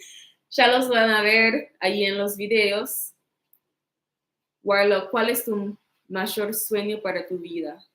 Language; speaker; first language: Spanish; non-native, fluent; English